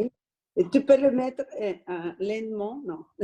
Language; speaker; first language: French; non-native, learner; Spanish